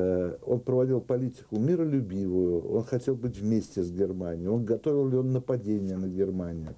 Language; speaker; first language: Russian; native; Russian